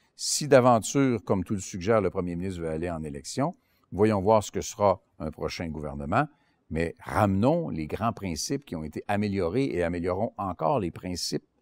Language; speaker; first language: French; native; French